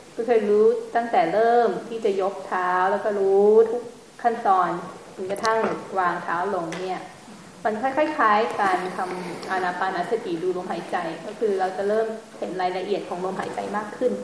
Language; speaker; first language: Thai; native; Thai